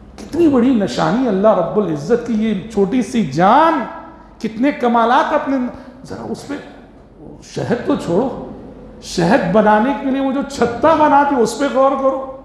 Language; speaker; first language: Urdu; native; Urdu